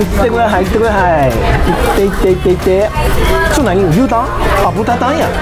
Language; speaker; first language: Japanese; native; Japanese